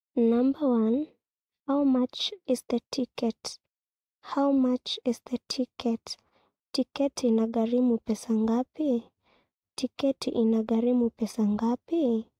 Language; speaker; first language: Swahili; non-native, local second language; Kikuyu